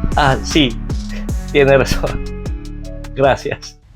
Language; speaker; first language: Spanish; non-native, fluent; Filipino